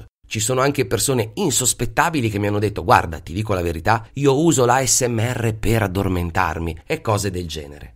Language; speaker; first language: Italian; native; Italian